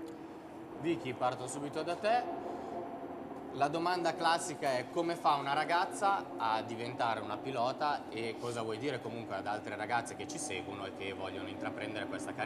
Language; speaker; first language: Italian; native; Italian